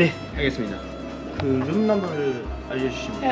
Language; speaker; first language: Korean; non-native, learner; Japanese